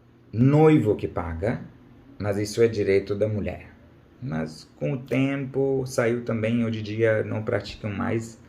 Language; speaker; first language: Portuguese; non-native, learner; Urdu